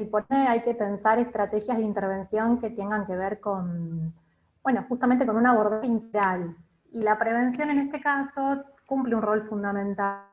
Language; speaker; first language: Spanish; native; Spanish